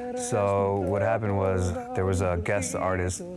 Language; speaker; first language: English; native; English